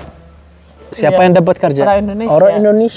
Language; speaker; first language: Indonesian; non-native, fluent; Arabic